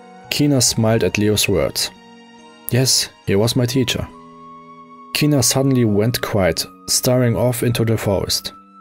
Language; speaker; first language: English; non-native, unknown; German